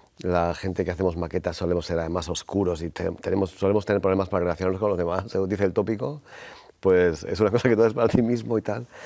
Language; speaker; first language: Spanish; native; Spanish